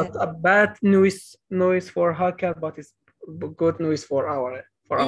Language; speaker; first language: English; non-native, learner; Kurdish